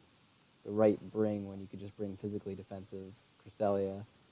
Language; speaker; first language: English; native; English